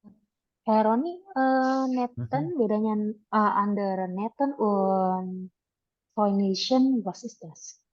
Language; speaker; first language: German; non-native, learner; Indonesian